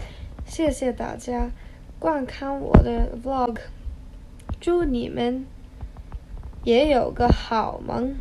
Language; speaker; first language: Chinese; non-native, learner; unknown